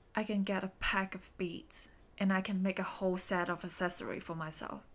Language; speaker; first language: English; non-native, local second language; Cantonese